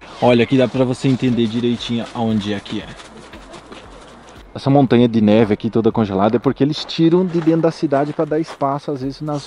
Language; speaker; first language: Portuguese; native; Portuguese